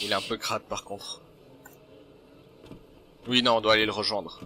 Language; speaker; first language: French; native; French